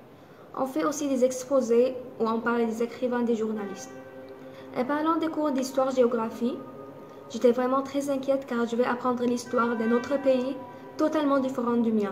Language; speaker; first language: French; non-native, fluent; Arabic